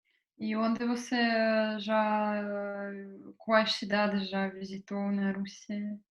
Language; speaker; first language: Portuguese; non-native, fluent; Russian